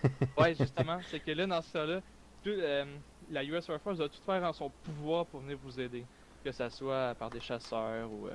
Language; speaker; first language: French; native; French